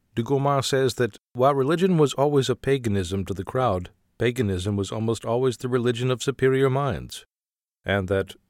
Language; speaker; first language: English; native; English